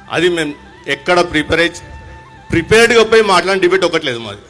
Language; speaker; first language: Telugu; non-native, local second language; Urdu